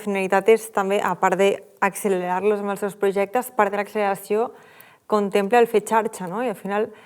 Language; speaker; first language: Catalan; native; Catalan